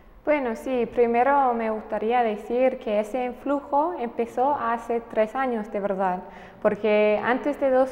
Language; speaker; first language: Spanish; non-native, fluent; English